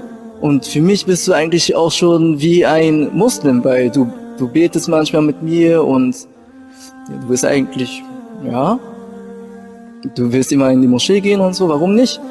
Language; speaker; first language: German; early bilingual, other home language; Japanese